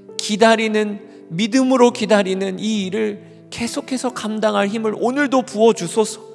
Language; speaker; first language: Korean; native; Korean